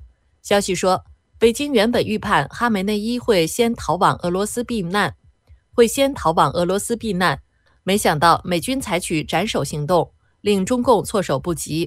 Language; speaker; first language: Chinese; native; Chinese